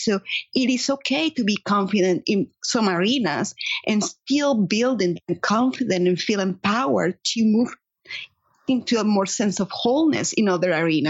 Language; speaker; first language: English; non-native, fluent; Spanish